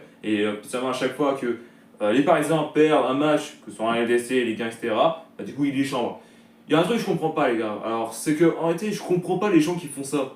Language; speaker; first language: French; native; French